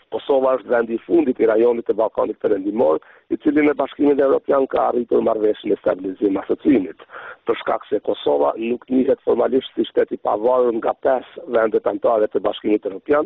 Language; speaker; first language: Albanian; native; Albanian